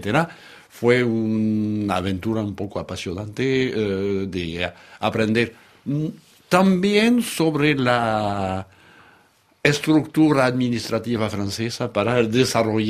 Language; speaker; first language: Spanish; non-native, fluent; French